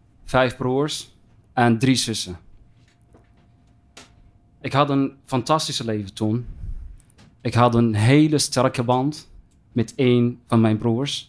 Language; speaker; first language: Dutch; non-native, fluent; Arabic